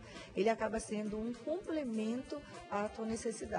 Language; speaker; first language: Portuguese; native; Portuguese